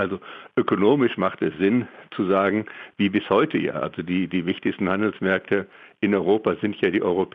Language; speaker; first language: German; native; German